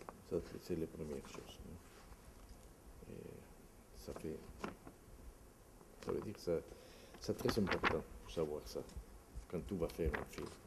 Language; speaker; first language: French; non-native, fluent; Spanish